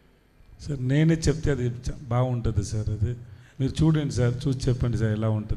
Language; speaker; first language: Telugu; non-native, learner; Tamil